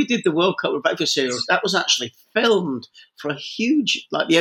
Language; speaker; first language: English; native; English